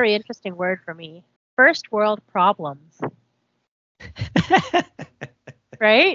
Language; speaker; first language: English; early bilingual, other home language; Korean